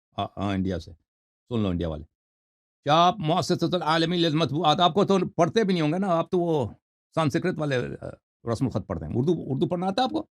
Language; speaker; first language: Urdu; native; Urdu